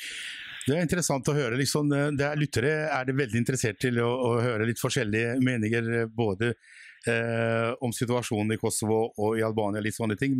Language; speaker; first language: Norwegian; non-native, fluent; Albanian